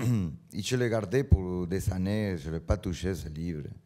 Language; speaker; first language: French; non-native, learner; Spanish